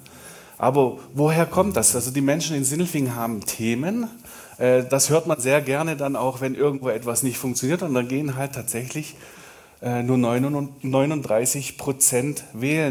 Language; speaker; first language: German; native; German